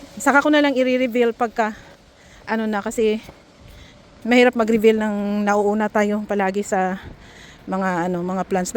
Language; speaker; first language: Filipino; native; Filipino